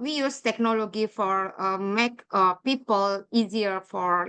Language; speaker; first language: English; non-native, learner; Indonesian